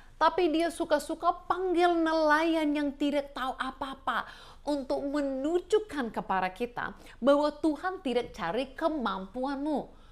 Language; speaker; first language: Indonesian; non-native, fluent; English